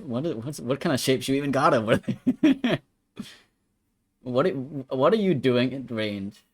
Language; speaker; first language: English; native; English